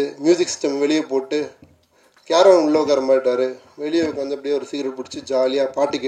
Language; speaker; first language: Tamil; native; Tamil